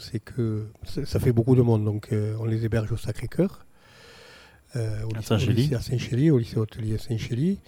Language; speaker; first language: French; native; French